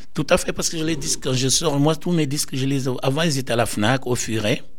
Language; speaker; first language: French; non-native, local second language; Soninke